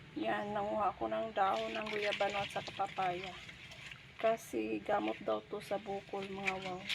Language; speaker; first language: Filipino; non-native, local second language; Cebuano